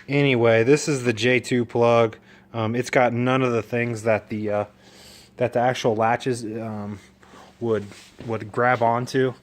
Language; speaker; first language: English; native; English